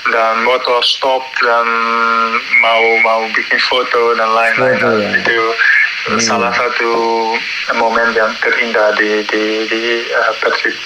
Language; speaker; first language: Indonesian; non-native, learner; Dutch